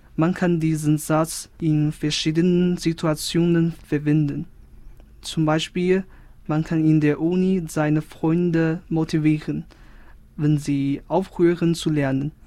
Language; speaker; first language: German; non-native, fluent; Chinese